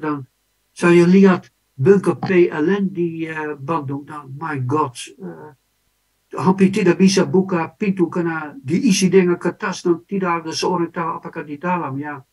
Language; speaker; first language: Indonesian; non-native, fluent; Dutch